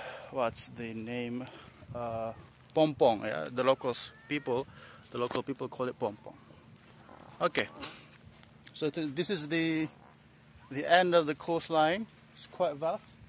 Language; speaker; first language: English; non-native, fluent; Indonesian